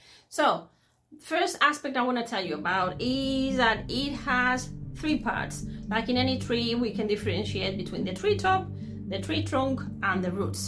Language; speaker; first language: English; non-native, fluent; Spanish